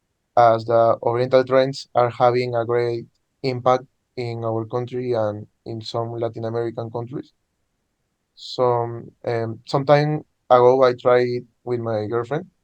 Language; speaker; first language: English; non-native, learner; Spanish